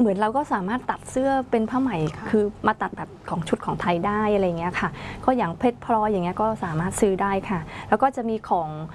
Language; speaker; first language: Thai; non-native, fluent; Khmer